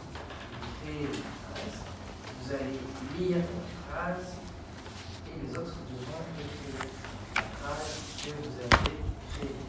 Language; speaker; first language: French; non-native, fluent; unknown